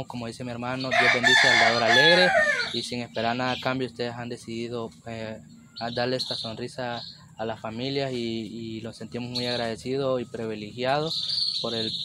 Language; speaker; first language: Spanish; native; Spanish